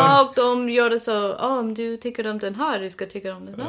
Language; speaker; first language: Swedish; non-native, learner; English